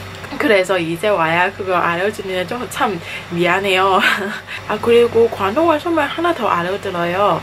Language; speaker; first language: Korean; non-native, fluent; Cantonese